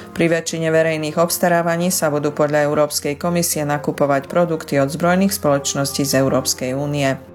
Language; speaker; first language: Slovak; early bilingual, heritage; Slovak